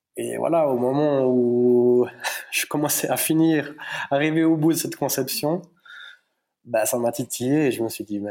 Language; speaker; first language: French; native; French